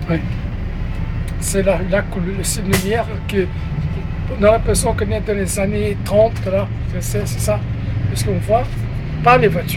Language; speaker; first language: French; non-native, fluent; Portuguese